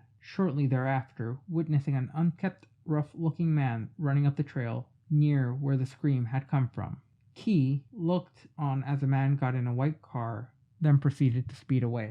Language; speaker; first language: English; native; English